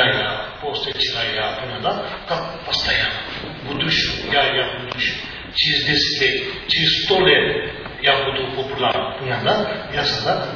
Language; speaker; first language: Russian; non-native, learner; Tibetan